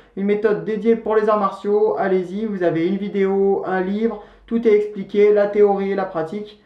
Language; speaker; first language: French; native; French